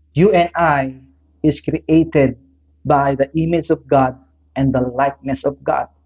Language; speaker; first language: English; non-native, local second language; Filipino